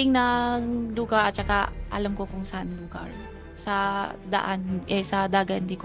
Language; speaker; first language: Filipino; non-native, learner; Chinese